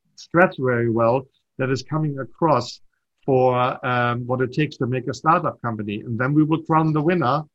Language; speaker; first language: English; non-native, fluent; German